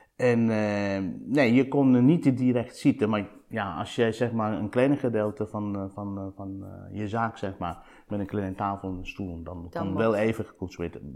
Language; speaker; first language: Dutch; non-native, fluent; Italian